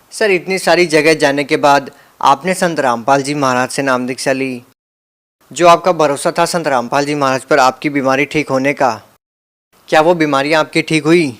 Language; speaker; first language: Hindi; native; Hindi